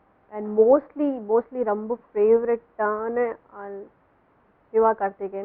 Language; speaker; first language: Tamil; non-native, local second language; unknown